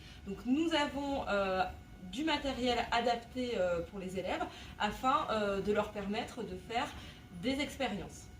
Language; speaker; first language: French; native; French